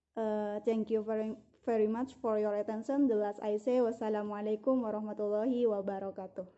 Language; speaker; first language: English; non-native, learner; Indonesian